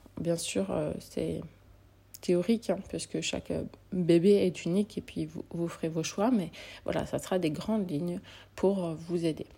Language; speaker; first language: French; native; French